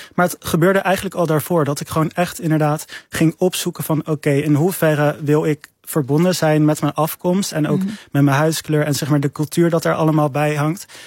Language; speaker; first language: Dutch; native; Dutch